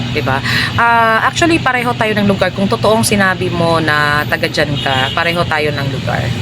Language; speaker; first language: Filipino; non-native, local second language; Cebuano